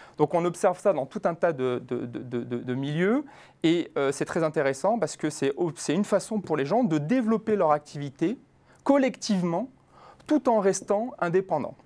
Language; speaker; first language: French; native; French